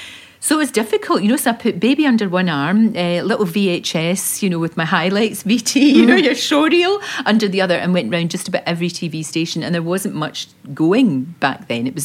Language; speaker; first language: English; native; English